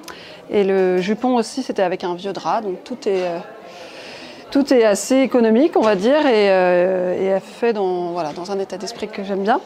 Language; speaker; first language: French; native; French